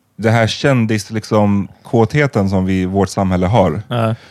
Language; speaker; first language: Swedish; native; Swedish